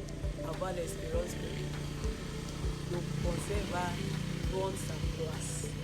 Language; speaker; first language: French; non-native, fluent; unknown